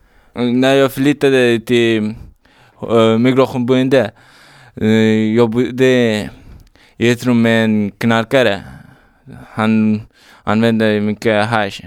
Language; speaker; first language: Swedish; non-native, learner; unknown